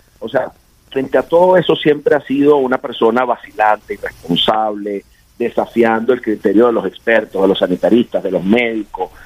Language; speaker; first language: Spanish; native; Spanish